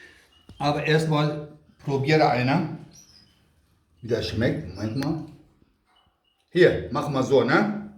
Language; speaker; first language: German; non-native, local second language; Kurdish